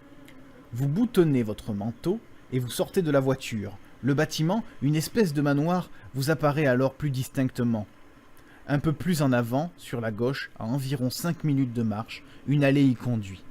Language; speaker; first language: French; native; French